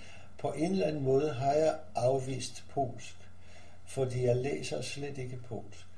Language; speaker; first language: Danish; non-native, fluent; Polish